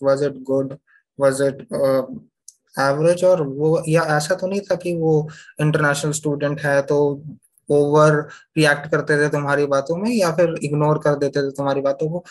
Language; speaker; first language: Hindi; native; Hindi